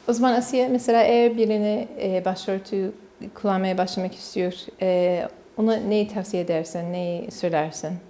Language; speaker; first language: Turkish; non-native, learner; English